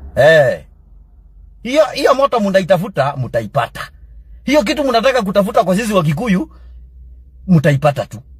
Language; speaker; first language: Swahili; non-native, local second language; Kikuyu